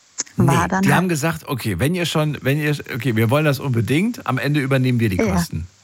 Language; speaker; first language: German; native; German